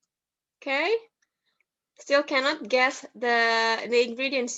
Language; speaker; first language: English; non-native, fluent; Indonesian